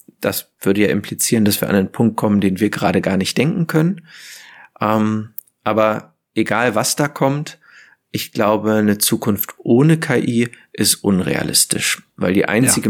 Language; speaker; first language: German; native; German